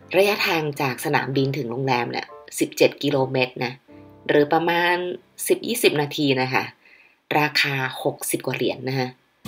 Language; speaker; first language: Thai; native; Thai